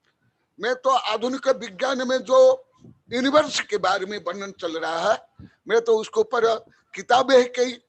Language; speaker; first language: Hindi; native; Hindi